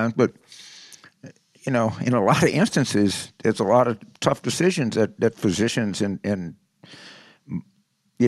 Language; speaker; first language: English; native; English